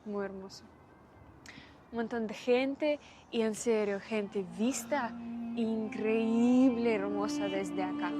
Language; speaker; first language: Spanish; non-native, fluent; Russian